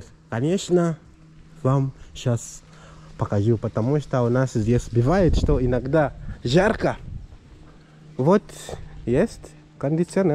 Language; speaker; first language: Russian; non-native, learner; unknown